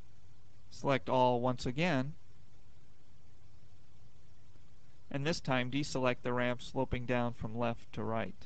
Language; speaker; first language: English; native; English